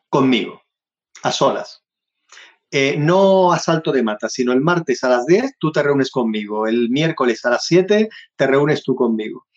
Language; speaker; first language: Spanish; native; Spanish